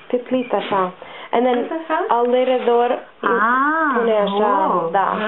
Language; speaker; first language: Romanian; non-native, learner; English